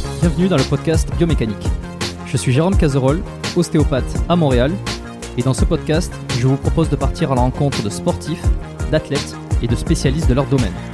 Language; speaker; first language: French; native; French